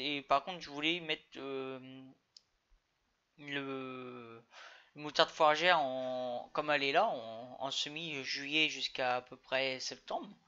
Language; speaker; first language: French; native; French